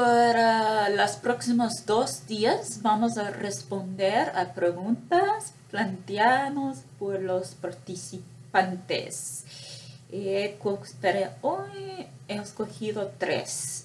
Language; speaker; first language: Spanish; non-native, fluent; English